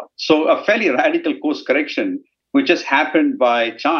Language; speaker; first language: English; non-native, local second language; Tamil